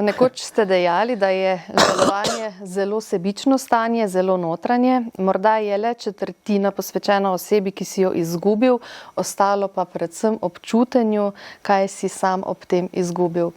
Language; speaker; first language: Slovenian; native; Slovenian